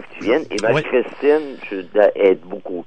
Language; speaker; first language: French; native; French